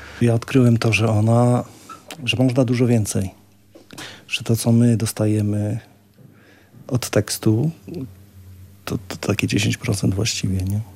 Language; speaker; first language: Polish; native; Polish